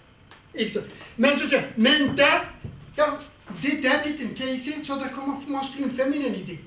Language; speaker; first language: Danish; non-native, fluent; Kurdish